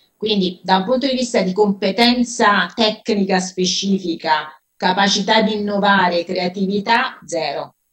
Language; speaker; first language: Italian; native; Italian